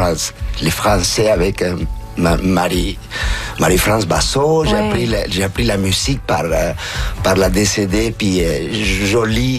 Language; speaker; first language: French; non-native, fluent; Spanish